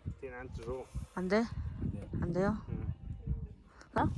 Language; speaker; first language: Spanish; non-native, learner; Korean